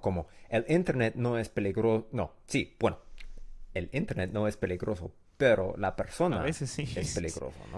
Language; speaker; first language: Spanish; non-native, learner; English